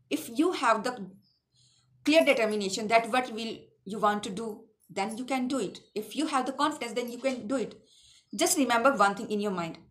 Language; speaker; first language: English; non-native, local second language; Awadhi